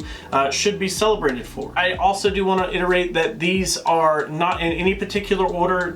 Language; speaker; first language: English; native; English